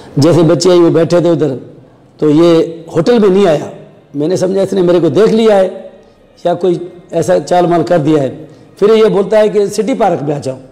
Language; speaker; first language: Urdu; non-native, local second language; Sindhi